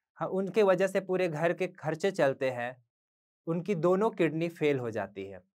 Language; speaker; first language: Hindi; native; Hindi